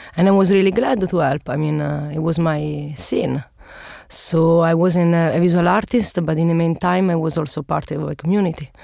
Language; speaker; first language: English; non-native, learner; Italian